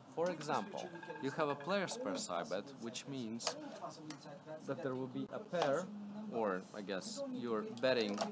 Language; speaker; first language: English; non-native, fluent; Latvian